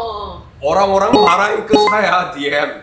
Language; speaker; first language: Indonesian; non-native, learner; Korean